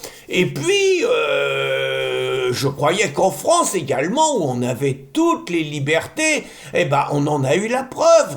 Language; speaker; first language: French; native; French